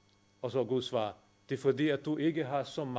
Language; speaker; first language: Danish; non-native, fluent; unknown